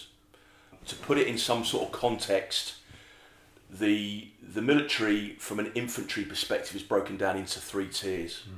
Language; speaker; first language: English; native; English